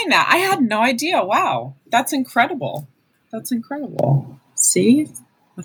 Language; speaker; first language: English; native; English